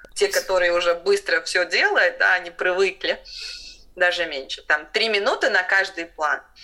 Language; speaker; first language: Russian; non-native, local second language; Latvian